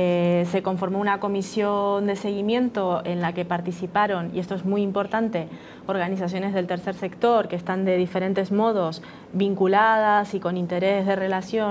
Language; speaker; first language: Spanish; native; Spanish